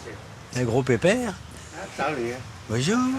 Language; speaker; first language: French; native; French